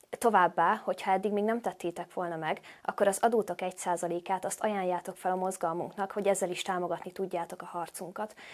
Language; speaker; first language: Hungarian; native; Hungarian